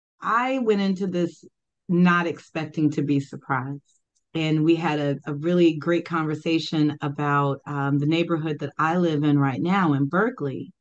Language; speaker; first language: English; native; English